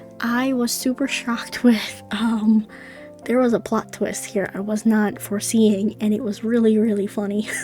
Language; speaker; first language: English; native; English